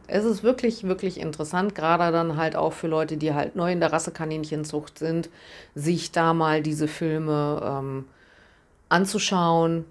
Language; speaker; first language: German; native; German